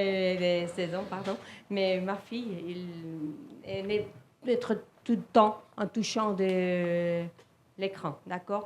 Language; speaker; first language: French; non-native, fluent; Spanish